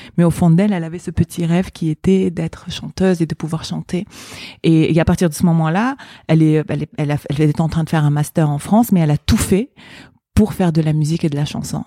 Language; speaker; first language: French; non-native, local second language; Arabic